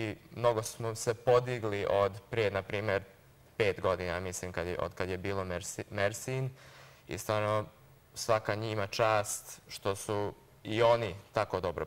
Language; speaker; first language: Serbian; early bilingual, heritage; Serbian